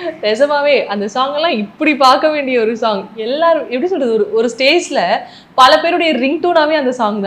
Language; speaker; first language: Tamil; native; Tamil